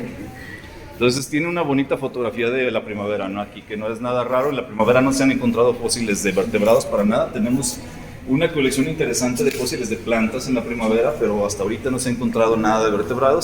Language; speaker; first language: Spanish; native; Spanish